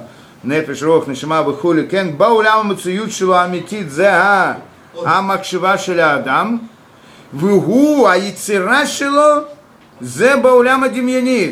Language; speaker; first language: Hebrew; non-native, fluent; Russian